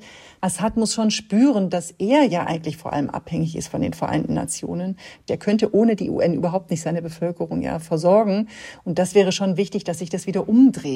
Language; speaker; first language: German; native; German